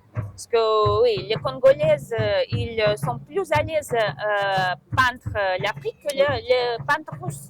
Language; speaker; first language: French; non-native, fluent; Russian